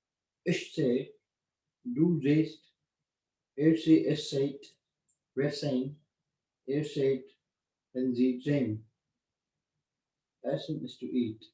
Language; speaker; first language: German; non-native, learner; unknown